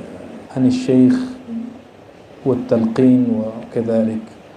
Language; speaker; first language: Arabic; non-native, fluent; Indonesian